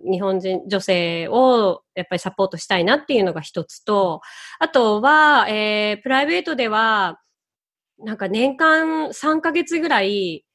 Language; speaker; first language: Japanese; native; Japanese